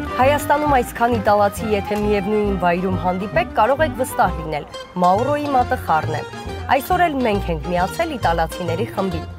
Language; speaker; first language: Armenian; native; Armenian